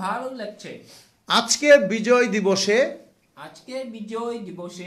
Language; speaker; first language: Bangla; non-native, learner; Chinese